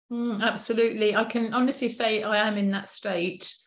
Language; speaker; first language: English; native; English